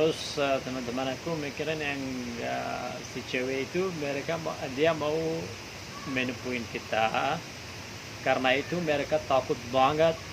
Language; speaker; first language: Indonesian; non-native, fluent; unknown